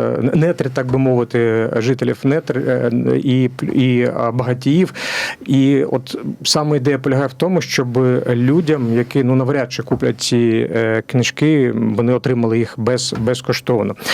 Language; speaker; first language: Ukrainian; native; Ukrainian